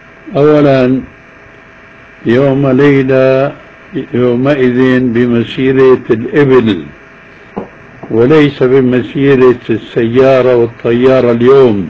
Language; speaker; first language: Arabic; early bilingual, other home language; Albanian